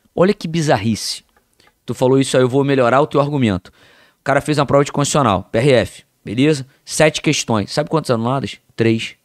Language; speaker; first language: Portuguese; native; Portuguese